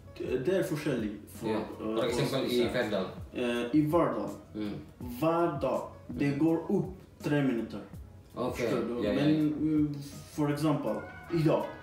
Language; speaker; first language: Swedish; non-native, fluent; Persian